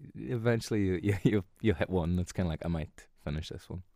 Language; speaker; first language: English; native; English